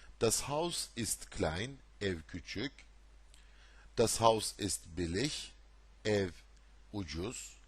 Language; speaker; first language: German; non-native, fluent; Turkish